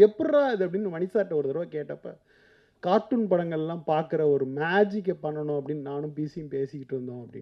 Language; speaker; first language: Tamil; native; Tamil